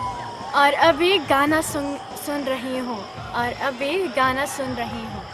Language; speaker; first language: Hindi; non-native, fluent; Arabic